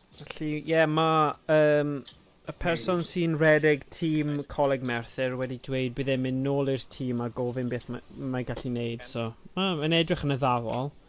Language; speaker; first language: Welsh; non-native, local second language; English